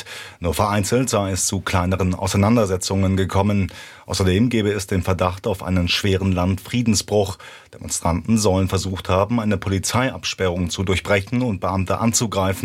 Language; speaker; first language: German; native; German